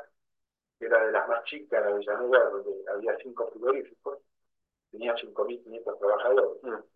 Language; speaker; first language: Spanish; native; Spanish